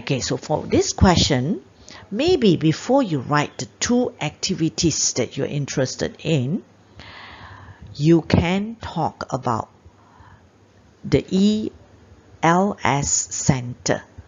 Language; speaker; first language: English; non-native, local second language; Chinese